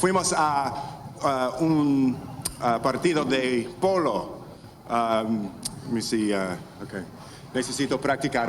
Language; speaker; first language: Spanish; non-native, learner; English